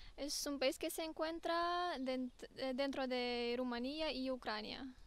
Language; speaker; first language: Spanish; non-native, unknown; Romanian